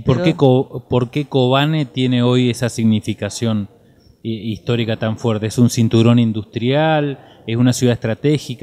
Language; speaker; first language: Spanish; native; Spanish